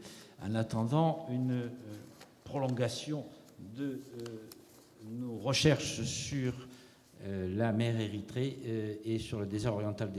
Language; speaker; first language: French; native; French